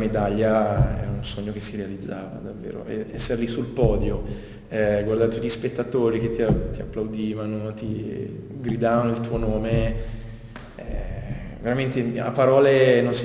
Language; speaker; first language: Italian; native; Italian